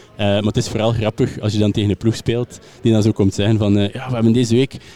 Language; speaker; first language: Dutch; native; Dutch